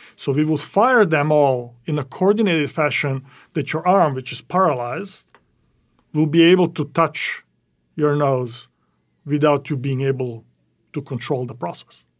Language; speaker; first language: English; non-native, fluent; Serbian